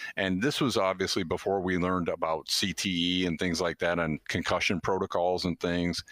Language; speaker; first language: English; native; English